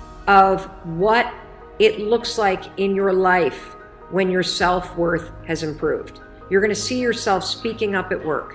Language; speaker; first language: English; native; English